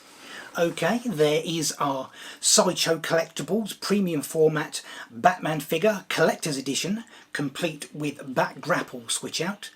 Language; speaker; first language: English; native; English